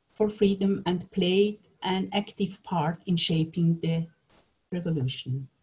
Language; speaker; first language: English; non-native, learner; Persian